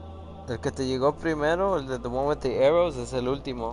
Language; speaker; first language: Spanish; early bilingual, other home language; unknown